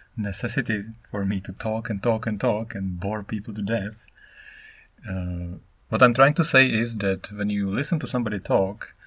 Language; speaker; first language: English; non-native, fluent; Czech